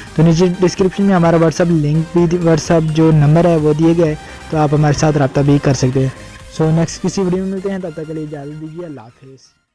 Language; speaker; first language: Urdu; non-native, local second language; Punjabi